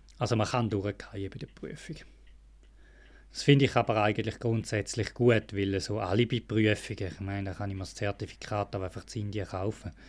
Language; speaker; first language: German; native; German